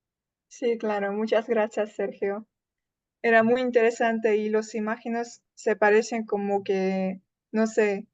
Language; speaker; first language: Spanish; non-native, fluent; Russian